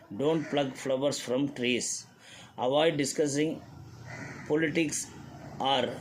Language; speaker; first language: English; non-native, local second language; Tamil